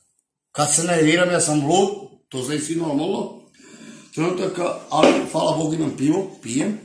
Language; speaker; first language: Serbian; non-native, local second language; Romany